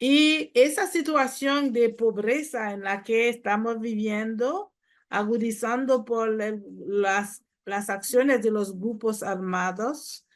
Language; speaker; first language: Spanish; non-native, fluent; Haitian Creole